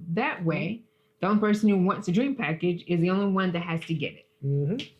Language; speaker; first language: English; native; English